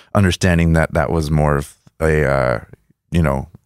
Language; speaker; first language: English; early bilingual, other home language; Spanish